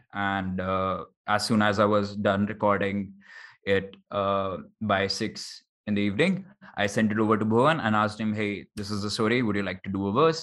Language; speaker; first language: English; non-native, local second language; Hindi